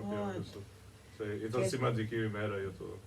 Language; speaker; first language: Greek; early bilingual, heritage; Greek